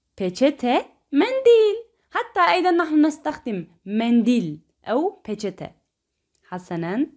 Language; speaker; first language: Arabic; non-native, fluent; Turkish